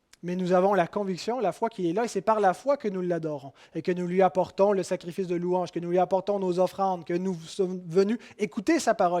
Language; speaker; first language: French; native; French